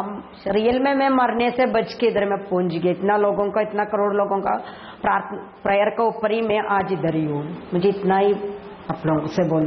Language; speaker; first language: Hindi; non-native, local second language; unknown